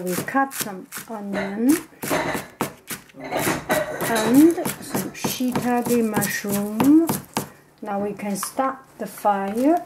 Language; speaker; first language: English; non-native, learner; Chinese